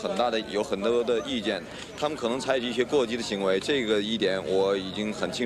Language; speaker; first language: Chinese; native; Chinese